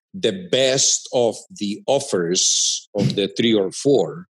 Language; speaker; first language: English; non-native, fluent; Spanish